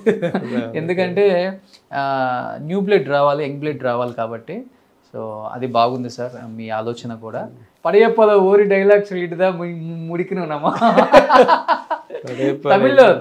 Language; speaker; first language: Telugu; native; Telugu